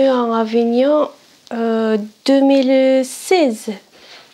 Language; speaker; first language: French; non-native, learner; Japanese